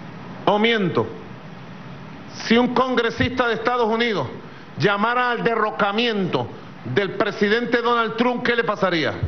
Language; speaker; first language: Spanish; native; Spanish